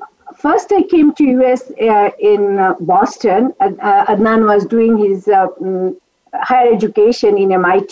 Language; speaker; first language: English; non-native, local second language; Bangla